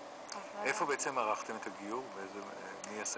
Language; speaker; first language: Hebrew; native; Hebrew